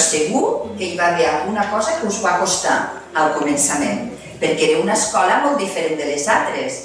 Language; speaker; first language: Catalan; native; Catalan